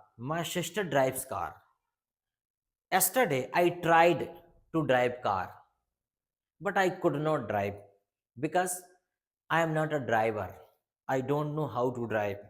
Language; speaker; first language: English; non-native, local second language; Hindi